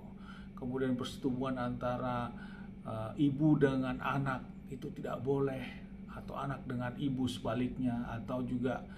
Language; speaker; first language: Indonesian; native; Indonesian